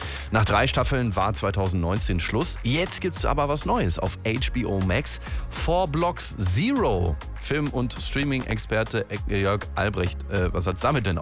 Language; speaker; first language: German; native; German